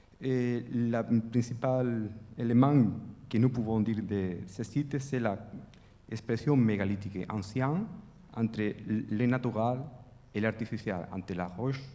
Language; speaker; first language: French; non-native, fluent; Spanish